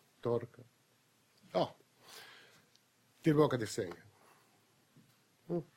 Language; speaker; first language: Swedish; non-native, fluent; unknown